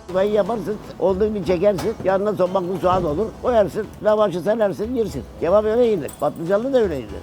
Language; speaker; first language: Turkish; native; Turkish